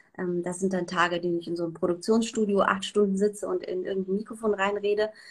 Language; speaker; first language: German; early bilingual, other home language; Persian